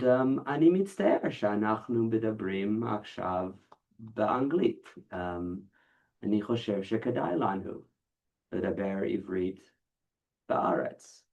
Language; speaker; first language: Hebrew; non-native, fluent; English